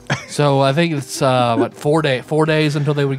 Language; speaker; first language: English; native; English